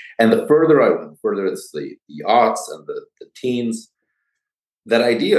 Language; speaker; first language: English; early bilingual, other home language; Polish